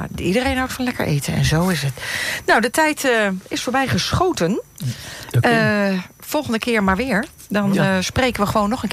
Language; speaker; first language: Dutch; native; Dutch